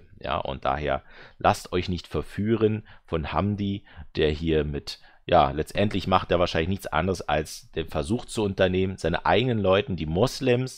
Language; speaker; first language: German; native; German